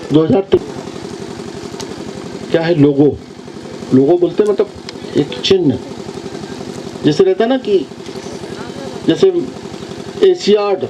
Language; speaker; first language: Hindi; native; Hindi